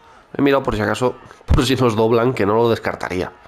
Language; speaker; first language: Spanish; native; Spanish